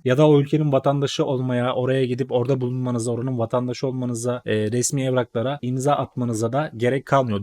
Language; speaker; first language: Turkish; native; Turkish